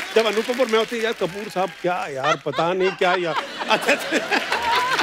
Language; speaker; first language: Hindi; native; Hindi